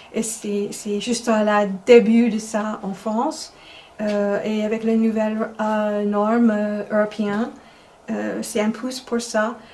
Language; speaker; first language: French; non-native, fluent; English